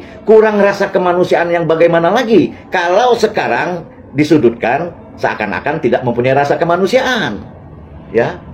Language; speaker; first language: Indonesian; native; Indonesian